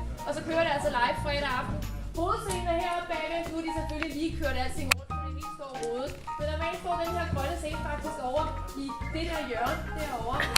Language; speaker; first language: Danish; native; Danish